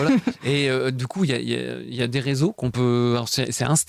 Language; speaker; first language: French; native; French